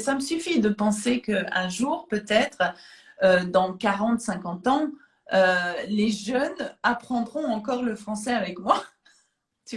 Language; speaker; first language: French; native; French